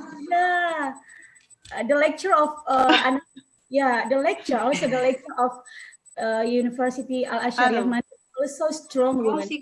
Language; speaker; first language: English; non-native, learner; Indonesian